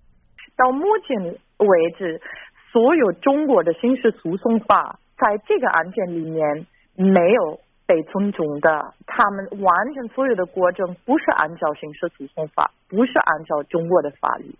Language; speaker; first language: Chinese; non-native, fluent; German